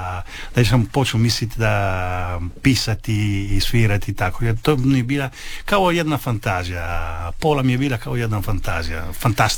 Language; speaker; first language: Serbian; early bilingual, heritage; Italian